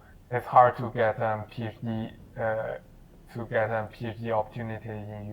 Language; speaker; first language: English; non-native, learner; Chinese